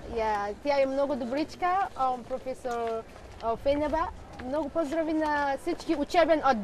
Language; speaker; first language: Bulgarian; non-native, learner; Hausa